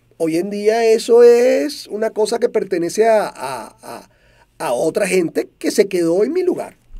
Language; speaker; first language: Spanish; native; Spanish